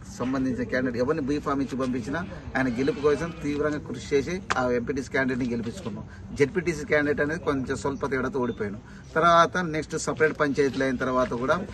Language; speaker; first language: Telugu; non-native, local second language; Lambadi